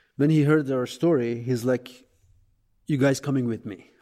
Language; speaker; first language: English; non-native, fluent; Persian